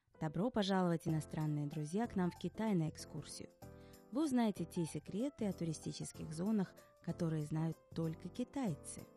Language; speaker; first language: Russian; native; Russian